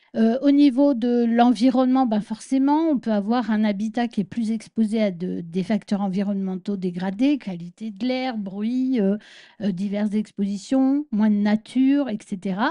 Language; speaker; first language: French; native; French